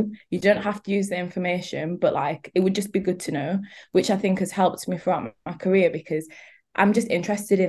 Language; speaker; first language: English; native; English